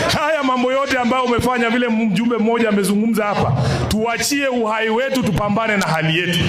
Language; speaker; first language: Swahili; native; Swahili